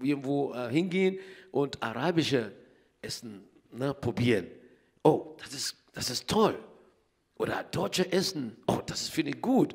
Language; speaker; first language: German; non-native, learner; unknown